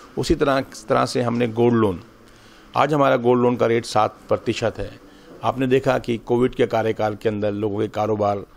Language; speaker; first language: Hindi; native; Hindi